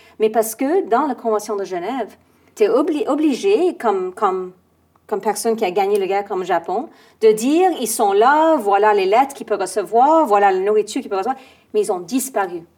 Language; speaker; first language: French; non-native, fluent; English